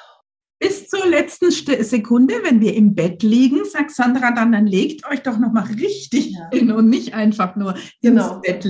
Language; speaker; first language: German; native; German